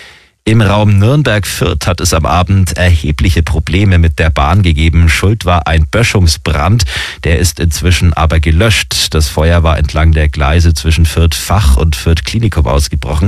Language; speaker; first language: German; native; German